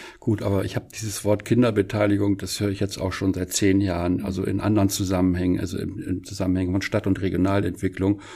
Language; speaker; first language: German; native; German